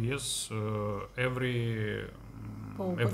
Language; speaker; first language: English; non-native, learner; Russian